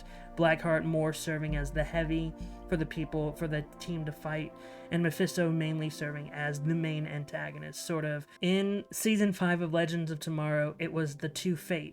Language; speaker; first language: English; native; English